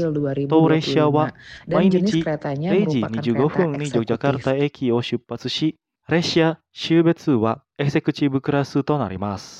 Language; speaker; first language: Japanese; non-native, fluent; Indonesian